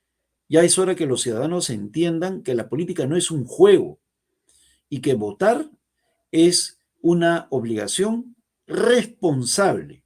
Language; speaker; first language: Spanish; native; Spanish